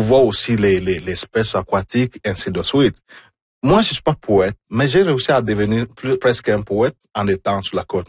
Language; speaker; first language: French; non-native, fluent; Igbo